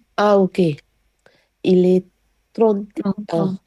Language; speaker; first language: French; non-native, learner; Sinhala